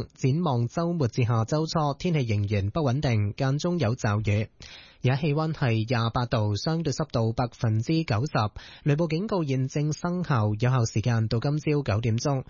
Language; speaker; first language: Cantonese; native; Cantonese